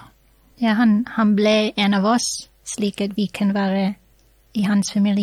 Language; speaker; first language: Norwegian; non-native, fluent; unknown